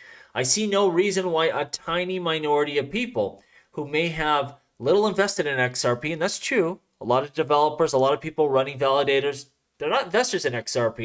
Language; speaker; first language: English; native; English